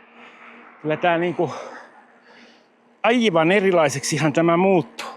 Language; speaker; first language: Finnish; native; Finnish